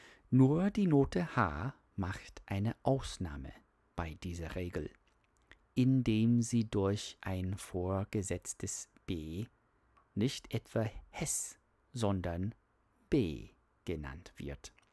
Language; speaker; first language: German; non-native, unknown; English